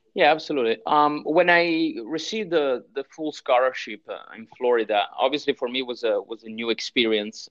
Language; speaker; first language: English; non-native, fluent; Italian